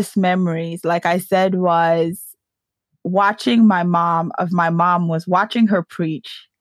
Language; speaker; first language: English; early bilingual, other home language; Yoruba